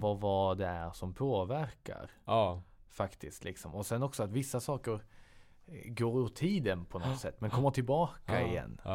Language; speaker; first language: Swedish; native; Swedish